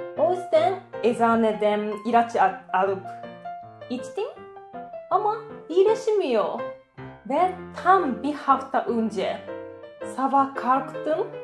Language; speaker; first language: Turkish; non-native, learner; Japanese